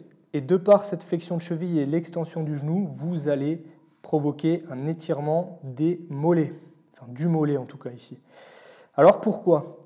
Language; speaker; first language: French; native; French